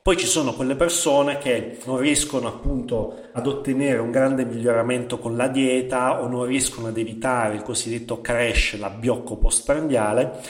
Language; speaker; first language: Italian; native; Italian